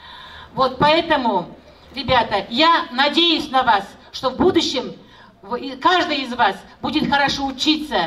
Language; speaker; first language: Russian; non-native, local second language; Kazakh